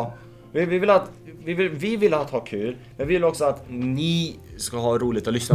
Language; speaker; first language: Swedish; early bilingual, other home language; Lithuanian